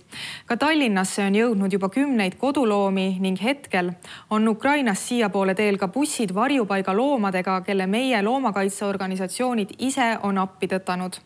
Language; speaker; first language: Estonian; native; Estonian